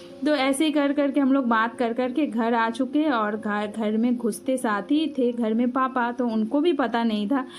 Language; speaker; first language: Hindi; non-native, local second language; Bangla